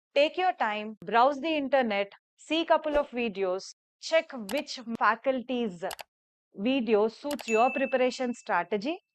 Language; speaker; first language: English; non-native, local second language; Telugu